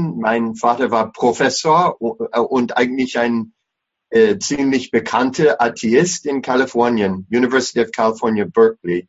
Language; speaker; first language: German; non-native, fluent; English